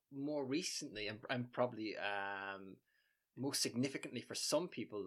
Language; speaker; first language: English; native; English